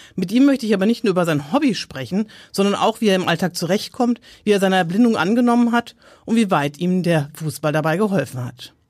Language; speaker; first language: German; native; German